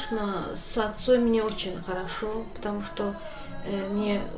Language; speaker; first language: Russian; non-native, learner; Azerbaijani